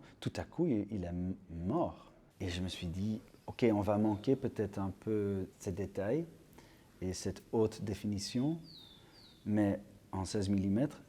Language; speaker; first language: French; non-native, local second language; Dutch